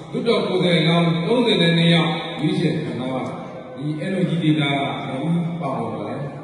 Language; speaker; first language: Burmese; non-native, local second language; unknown